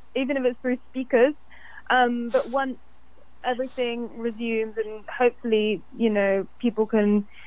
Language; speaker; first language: English; native; English